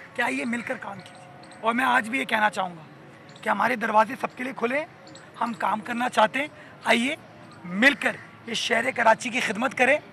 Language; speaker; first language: Urdu; native; Urdu